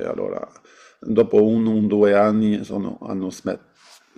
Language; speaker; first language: Italian; non-native, fluent; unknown